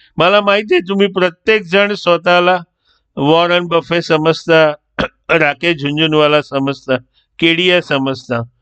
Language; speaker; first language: Marathi; native; Marathi